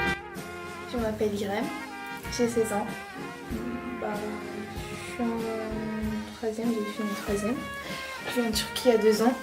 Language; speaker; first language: French; non-native, learner; Turkish